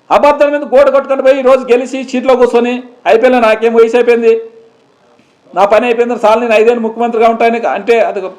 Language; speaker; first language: Telugu; native; Telugu